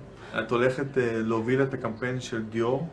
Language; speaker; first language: Hebrew; native; Hebrew